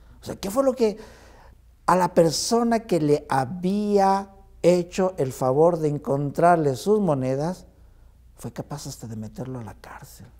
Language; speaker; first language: Spanish; native; Spanish